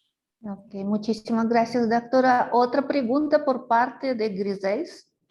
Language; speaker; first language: Spanish; non-native, fluent; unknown